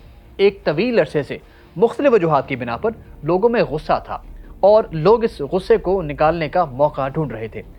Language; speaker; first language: Urdu; native; Urdu